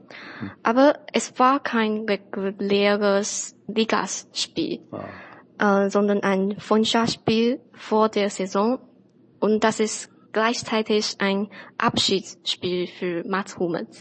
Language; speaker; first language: German; non-native, learner; Chinese